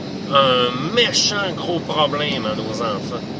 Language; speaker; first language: French; native; French